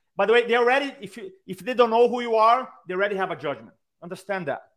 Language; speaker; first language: English; non-native, fluent; Portuguese